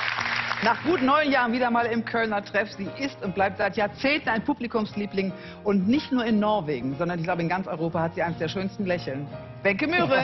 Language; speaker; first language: German; native; German